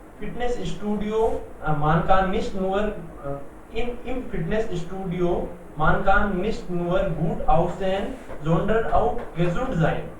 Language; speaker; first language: German; non-native, learner; Punjabi